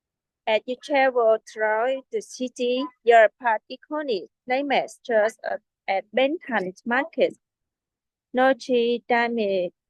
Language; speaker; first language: English; non-native, learner; Vietnamese